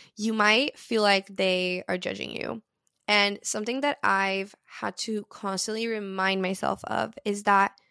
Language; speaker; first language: English; early bilingual, other home language; Portuguese